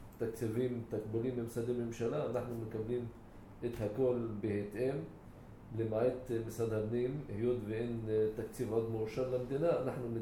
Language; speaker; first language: Hebrew; non-native, local second language; Arabic